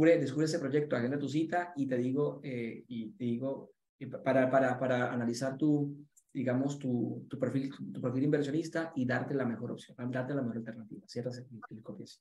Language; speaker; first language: Spanish; native; Spanish